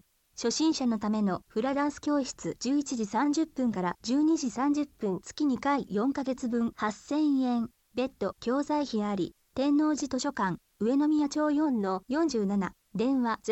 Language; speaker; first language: Japanese; native; Japanese